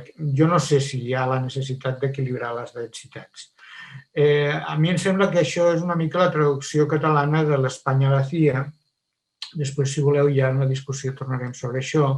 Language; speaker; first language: Catalan; native; Catalan